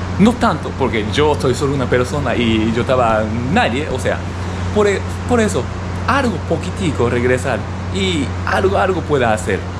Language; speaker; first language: Spanish; non-native, learner; Japanese